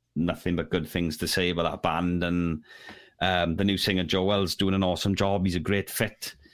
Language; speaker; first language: English; native; English